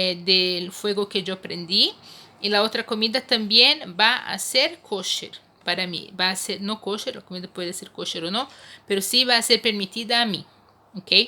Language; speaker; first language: Spanish; non-native, fluent; Portuguese